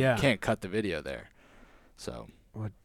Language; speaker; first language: English; native; English